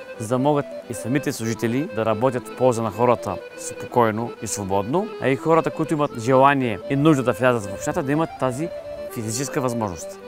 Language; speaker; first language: Bulgarian; native; Bulgarian